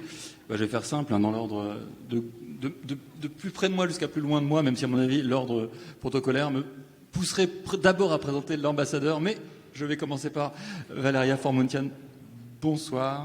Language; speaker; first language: French; native; French